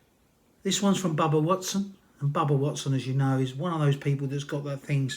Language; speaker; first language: English; native; English